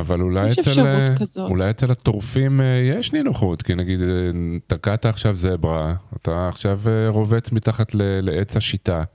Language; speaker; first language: Hebrew; native; Hebrew